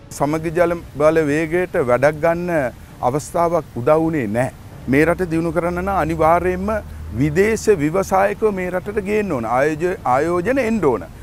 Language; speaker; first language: Sinhala; native; Sinhala